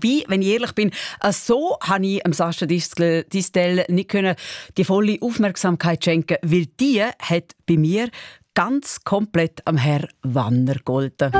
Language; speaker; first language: German; native; German